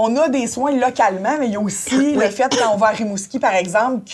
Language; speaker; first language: French; native; French